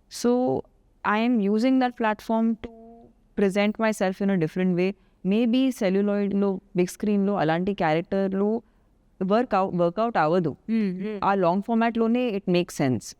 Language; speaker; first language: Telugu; non-native, local second language; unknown